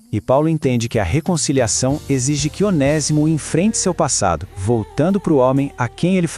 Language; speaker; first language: Portuguese; native; Portuguese